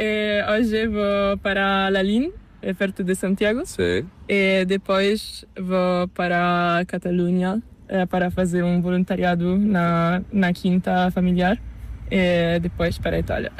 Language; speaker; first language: Portuguese; non-native, learner; Italian